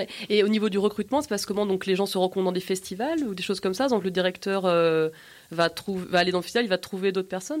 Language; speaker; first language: French; native; French